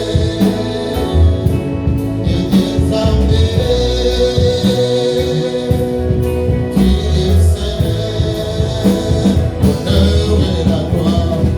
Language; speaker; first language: French; non-native, local second language; Lingala